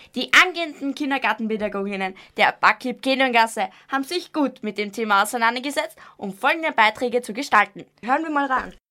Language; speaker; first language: German; native; German